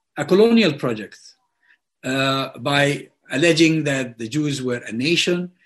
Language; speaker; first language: English; non-native, fluent; Arabic